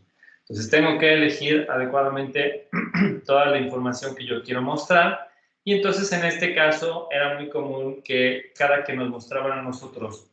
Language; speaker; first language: Spanish; native; Spanish